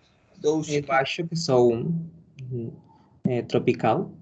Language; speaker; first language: Portuguese; non-native, learner; Spanish